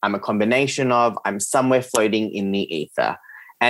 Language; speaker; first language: English; early bilingual, other home language; Serbian